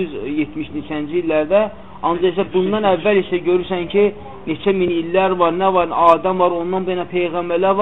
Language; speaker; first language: Azerbaijani; native; Azerbaijani